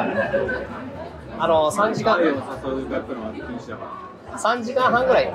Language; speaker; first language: Japanese; native; Japanese